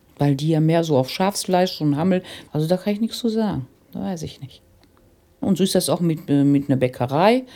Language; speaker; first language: German; native; German